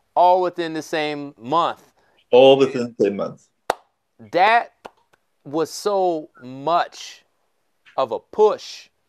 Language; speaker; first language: English; native; English